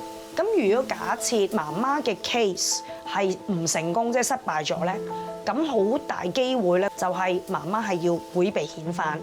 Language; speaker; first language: Cantonese; native; Cantonese